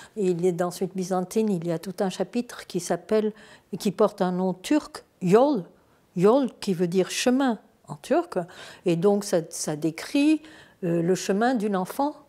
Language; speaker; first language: French; non-native, fluent; Turkish